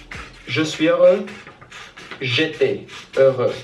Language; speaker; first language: French; non-native, fluent; English